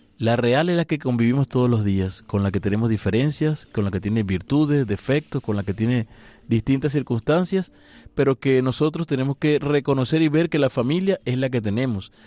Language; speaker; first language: Spanish; native; Spanish